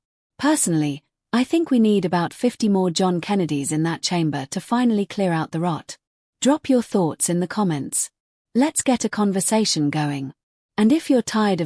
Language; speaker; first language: English; native; English